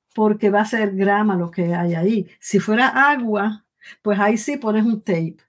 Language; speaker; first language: Spanish; native; Spanish